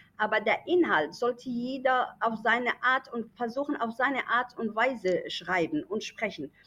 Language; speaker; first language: German; non-native, fluent; Arabic